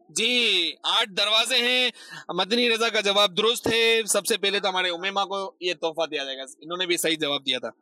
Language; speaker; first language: Urdu; native; Urdu